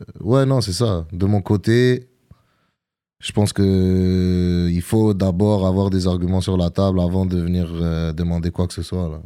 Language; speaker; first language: French; early bilingual, other home language; Arabic